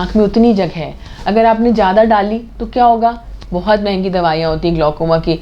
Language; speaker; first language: Hindi; native; Hindi